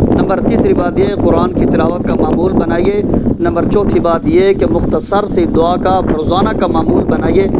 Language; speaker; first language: Urdu; non-native, local second language; Punjabi